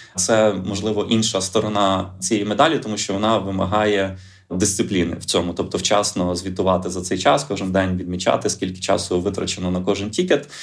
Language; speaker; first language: Ukrainian; native; Ukrainian